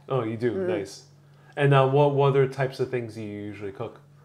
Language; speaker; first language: English; native; English